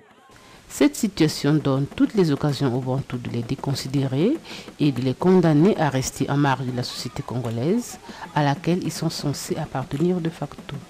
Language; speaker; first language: French; non-native, local second language; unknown